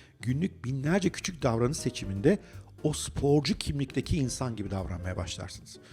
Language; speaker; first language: Turkish; native; Turkish